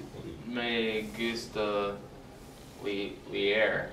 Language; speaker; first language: Spanish; non-native, learner; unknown